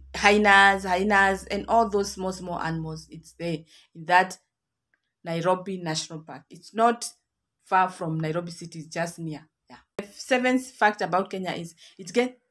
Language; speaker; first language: English; non-native, local second language; Kikuyu